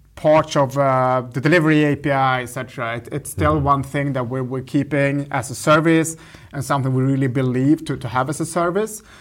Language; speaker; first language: English; non-native, fluent; Swedish